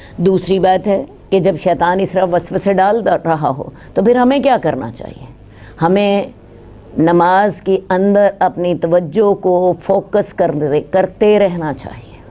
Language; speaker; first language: Urdu; non-native, local second language; Punjabi